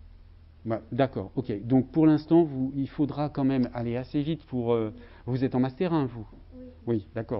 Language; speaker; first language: French; native; French